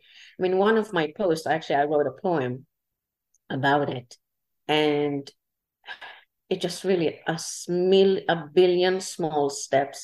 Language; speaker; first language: English; non-native, fluent; Hebrew